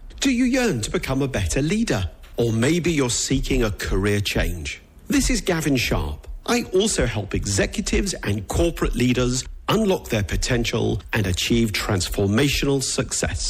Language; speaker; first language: English; native; English